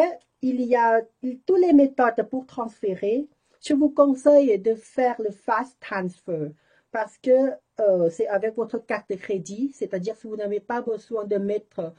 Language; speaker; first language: French; non-native, learner; Thai